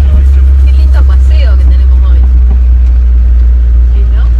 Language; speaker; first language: Spanish; non-native, fluent; Portuguese